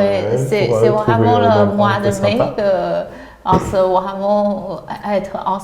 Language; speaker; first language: French; non-native, learner; Chinese